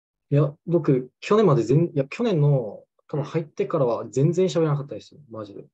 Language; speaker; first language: Japanese; non-native, fluent; Korean